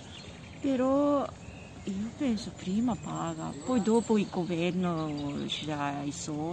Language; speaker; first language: Italian; non-native, learner; Japanese